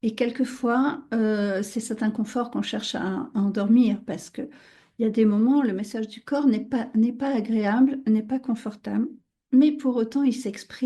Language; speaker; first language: French; native; French